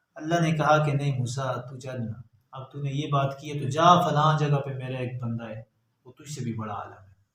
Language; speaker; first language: Urdu; non-native, local second language; Northern Hindko